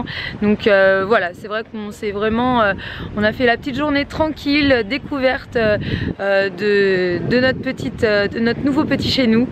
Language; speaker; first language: French; native; French